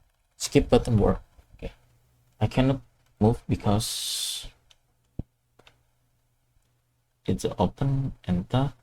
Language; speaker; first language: English; non-native, fluent; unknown